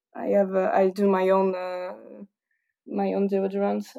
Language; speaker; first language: English; non-native, fluent; French